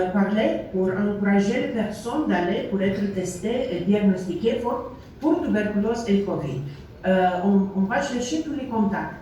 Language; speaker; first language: French; non-native, learner; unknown